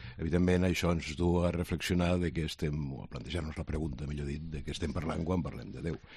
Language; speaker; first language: Catalan; native; Catalan